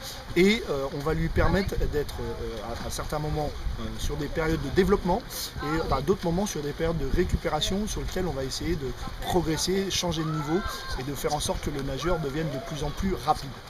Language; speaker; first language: French; native; French